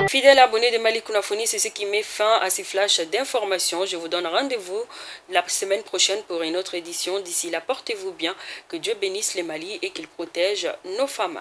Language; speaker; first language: French; non-native, local second language; Bambara